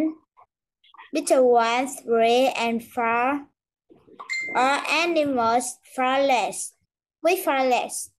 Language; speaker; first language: English; non-native, learner; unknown